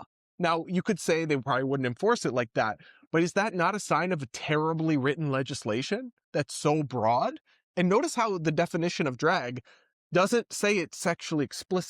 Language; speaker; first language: English; native; English